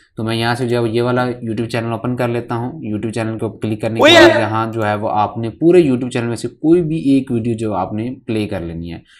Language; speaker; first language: Hindi; native; Hindi